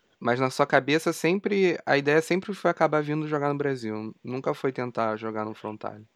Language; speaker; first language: Portuguese; native; Portuguese